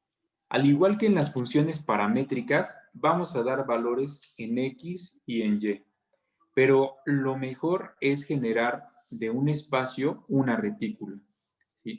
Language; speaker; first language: Spanish; native; Spanish